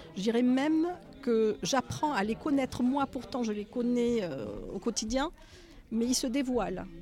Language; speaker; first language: French; native; French